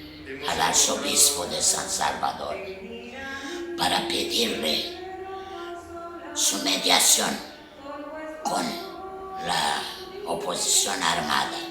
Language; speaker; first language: Spanish; non-native, fluent; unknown